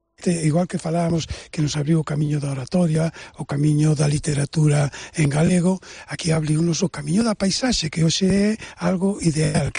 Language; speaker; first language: Galician; native; Galician